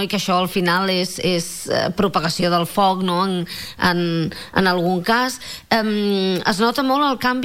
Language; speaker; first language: Catalan; native; Catalan